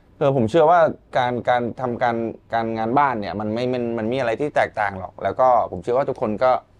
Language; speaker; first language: Thai; native; Thai